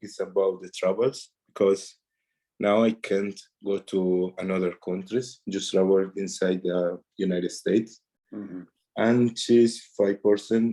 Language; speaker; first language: English; non-native, learner; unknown